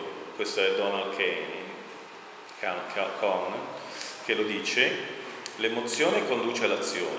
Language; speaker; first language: Italian; native; Italian